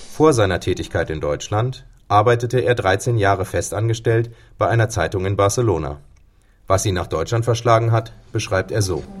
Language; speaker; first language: German; native; German